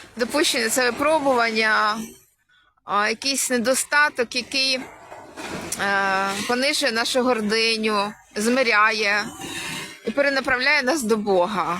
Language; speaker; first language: Ukrainian; native; Ukrainian